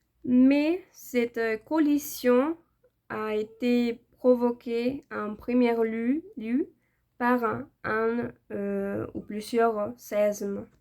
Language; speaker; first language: French; non-native, learner; Spanish